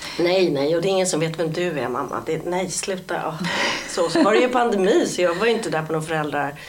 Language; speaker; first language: Swedish; early bilingual, other home language; Polish